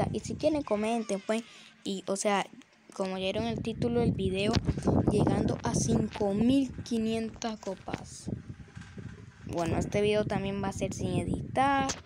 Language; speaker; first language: Spanish; native; Spanish